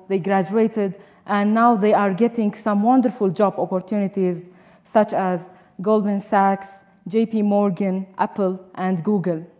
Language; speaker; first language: English; non-native, fluent; Arabic